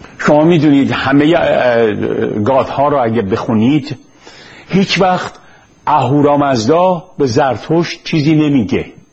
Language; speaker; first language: Persian; native; Persian